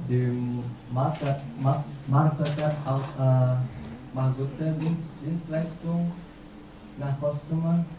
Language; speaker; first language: German; non-native, learner; Indonesian